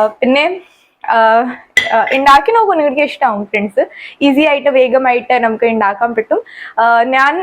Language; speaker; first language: Malayalam; non-native, fluent; Hindi